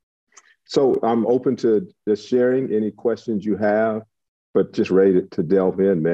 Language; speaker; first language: English; native; English